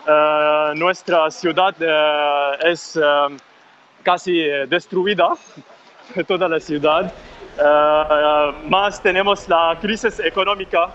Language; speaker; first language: Spanish; non-native, fluent; Arabic